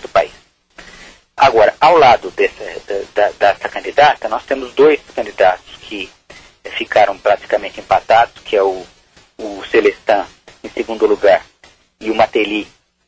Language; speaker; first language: Portuguese; native; Portuguese